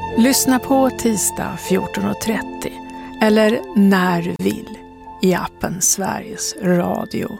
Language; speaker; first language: Swedish; native; Swedish